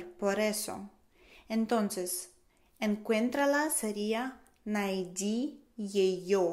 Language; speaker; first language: Spanish; non-native, fluent; Russian